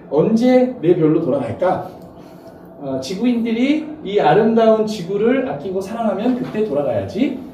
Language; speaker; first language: Korean; native; Korean